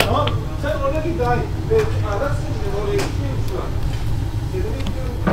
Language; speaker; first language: Turkish; early bilingual, heritage; Turkish